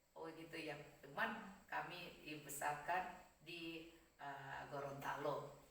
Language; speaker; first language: Indonesian; native; Indonesian